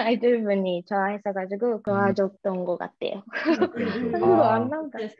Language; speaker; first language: Korean; early bilingual, heritage; Japanese